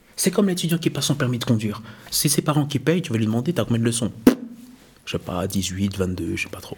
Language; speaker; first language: French; early bilingual, other home language; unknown